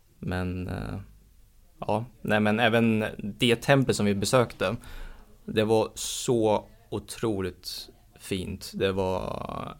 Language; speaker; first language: Swedish; early bilingual, heritage; Swedish